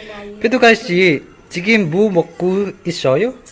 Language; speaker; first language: Korean; non-native, learner; Mizo